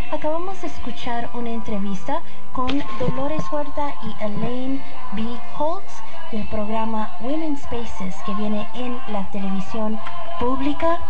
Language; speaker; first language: Spanish; early bilingual, heritage; Spanish